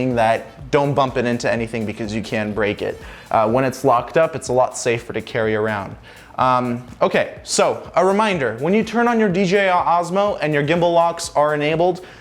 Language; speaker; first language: English; native; English